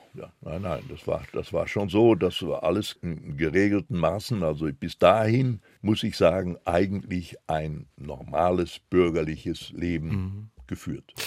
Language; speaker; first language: German; non-native, local second language; Polish